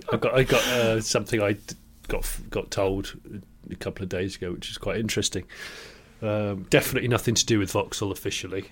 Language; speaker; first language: English; native; English